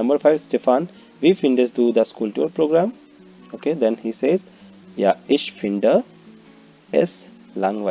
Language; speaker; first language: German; non-native, fluent; Hindi